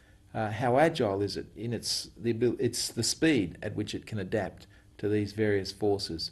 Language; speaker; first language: English; native; English